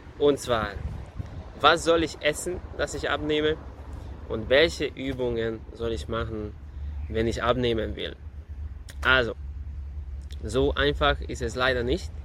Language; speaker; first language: German; non-native, fluent; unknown